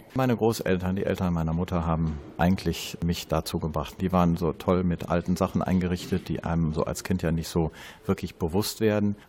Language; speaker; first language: German; native; German